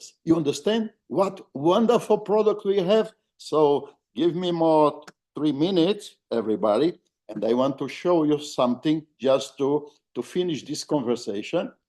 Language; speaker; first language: English; non-native, fluent; Portuguese